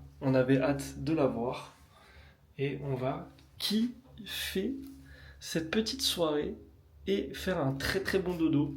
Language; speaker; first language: French; native; French